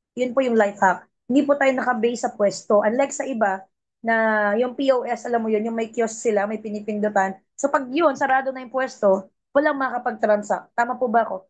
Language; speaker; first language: Filipino; non-native, local second language; Cebuano